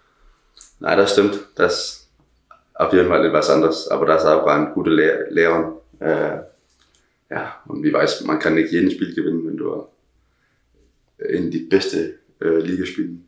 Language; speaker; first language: German; non-native, learner; Danish